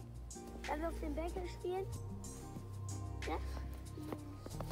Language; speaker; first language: German; early bilingual, other home language; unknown